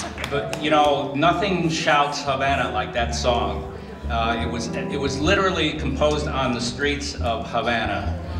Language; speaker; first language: English; early bilingual, other home language; Spanish